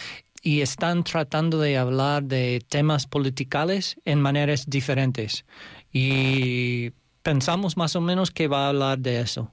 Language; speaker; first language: Spanish; non-native, learner; English